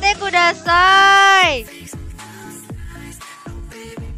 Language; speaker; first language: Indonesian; native; Indonesian